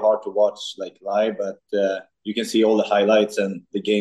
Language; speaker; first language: English; non-native, fluent; Swedish